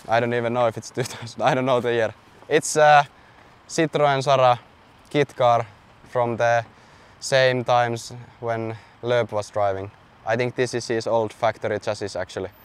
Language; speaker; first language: English; non-native, fluent; Finnish